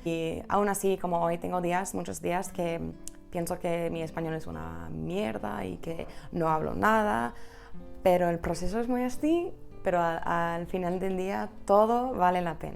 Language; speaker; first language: Spanish; non-native, fluent; English